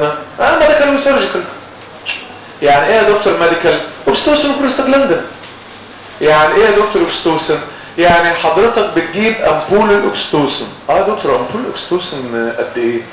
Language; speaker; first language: Arabic; native; Arabic